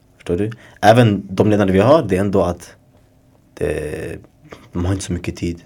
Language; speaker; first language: Swedish; early bilingual, other home language; Somali